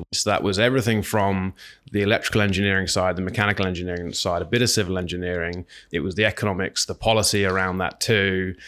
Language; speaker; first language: English; native; English